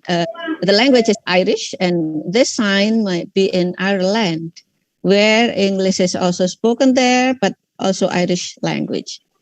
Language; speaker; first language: English; non-native, fluent; Indonesian